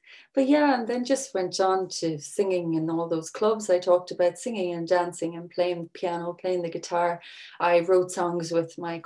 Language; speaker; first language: English; native; English